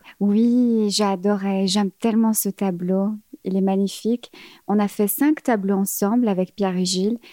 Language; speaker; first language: French; early bilingual, other home language; Arabic